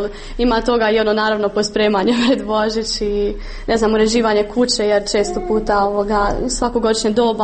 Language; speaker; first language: Serbian; native; Serbian